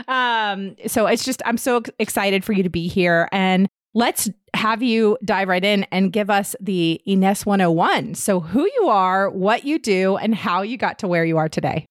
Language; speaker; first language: English; native; English